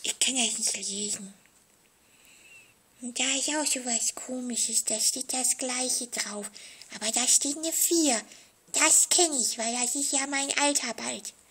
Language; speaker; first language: German; native; German